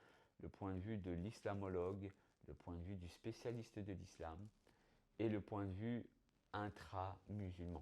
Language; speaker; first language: French; native; French